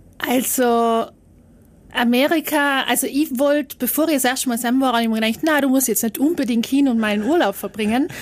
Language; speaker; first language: German; native; German